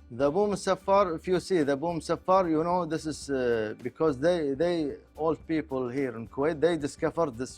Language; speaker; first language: English; non-native, local second language; Arabic